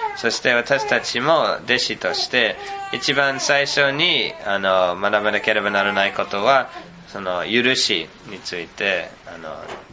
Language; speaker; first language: Japanese; non-native, fluent; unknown